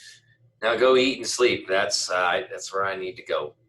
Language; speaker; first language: English; native; English